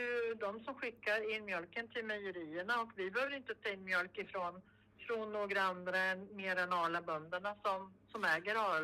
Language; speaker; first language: Swedish; native; Swedish